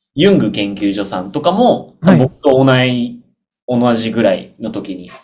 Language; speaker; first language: Japanese; native; Japanese